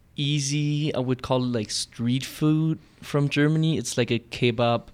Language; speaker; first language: English; non-native, fluent; German